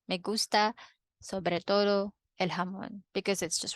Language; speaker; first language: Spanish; non-native, fluent; Filipino